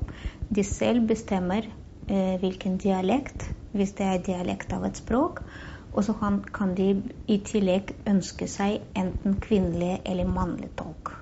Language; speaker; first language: Norwegian; non-native, fluent; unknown